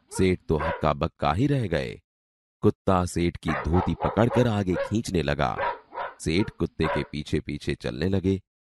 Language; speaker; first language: Hindi; non-native, local second language; Gujarati